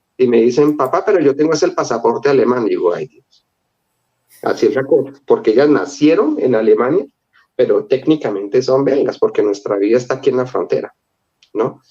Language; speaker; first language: Spanish; native; Spanish